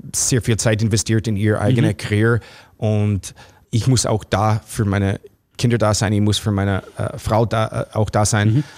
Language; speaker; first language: German; non-native, fluent; English